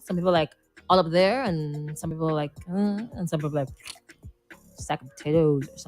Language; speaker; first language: English; native; English